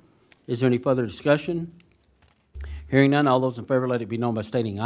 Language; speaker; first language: English; native; English